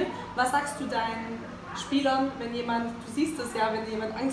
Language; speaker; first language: German; native; German